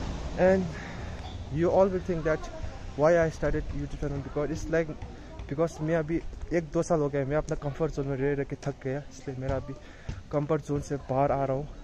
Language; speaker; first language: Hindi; non-native, local second language; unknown